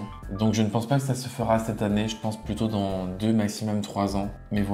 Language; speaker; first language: French; native; French